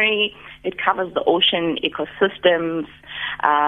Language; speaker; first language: English; non-native, local second language; Xhosa